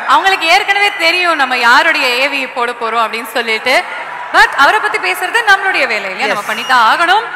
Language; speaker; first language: Tamil; native; Tamil